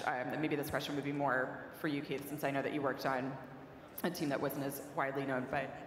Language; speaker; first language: English; native; English